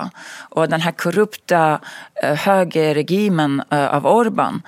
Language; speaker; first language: Swedish; non-native, fluent; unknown